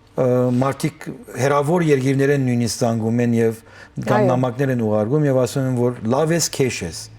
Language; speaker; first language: Armenian; early bilingual, heritage; Armenian